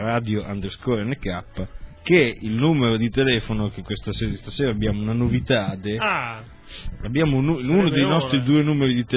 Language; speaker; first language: Italian; native; Italian